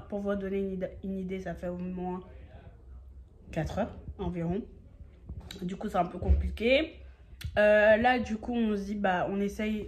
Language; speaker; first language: French; native; French